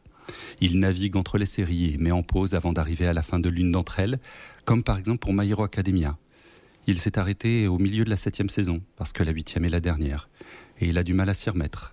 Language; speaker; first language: French; native; French